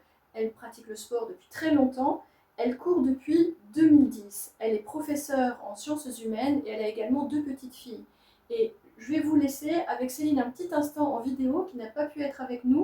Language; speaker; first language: French; native; French